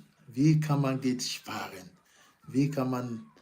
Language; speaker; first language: German; non-native, learner; Yoruba